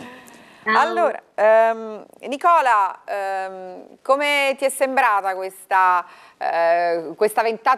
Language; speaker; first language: Italian; native; Italian